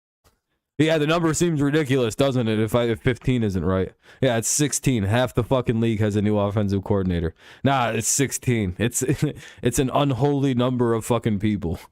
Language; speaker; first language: English; native; English